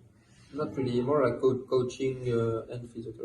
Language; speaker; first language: English; non-native, learner; Dutch